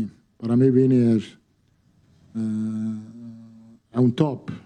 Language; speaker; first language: Portuguese; non-native, fluent; Italian